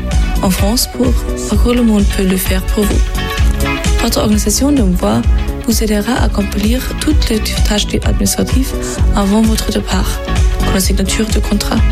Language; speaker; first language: French; non-native, fluent; German